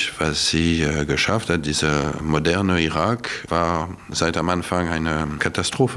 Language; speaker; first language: German; non-native, fluent; French